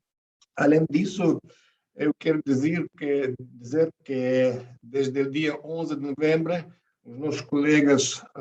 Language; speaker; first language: Portuguese; non-native, fluent; Russian